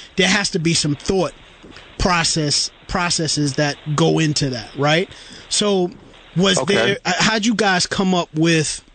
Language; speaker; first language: English; native; English